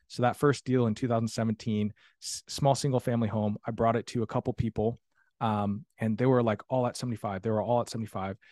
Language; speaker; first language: English; native; English